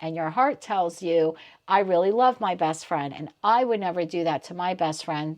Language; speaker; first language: English; native; English